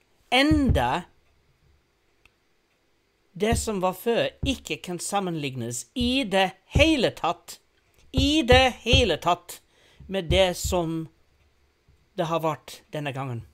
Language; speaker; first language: Norwegian; non-native, fluent; English